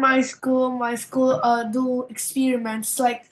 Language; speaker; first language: English; non-native, learner; Vietnamese